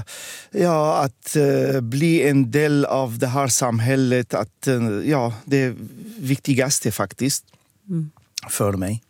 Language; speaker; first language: Swedish; non-native, fluent; Arabic